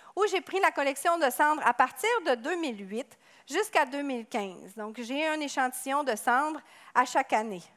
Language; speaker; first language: French; native; French